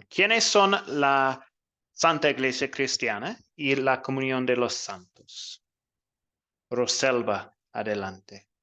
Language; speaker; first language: Spanish; non-native, fluent; English